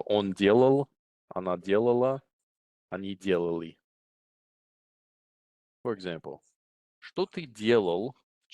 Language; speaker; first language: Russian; non-native, fluent; English